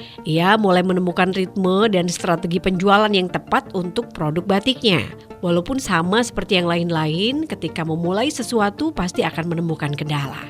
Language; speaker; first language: Indonesian; native; Indonesian